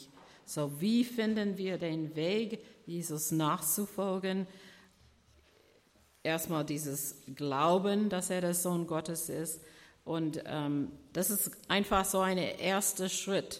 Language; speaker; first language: German; non-native, fluent; English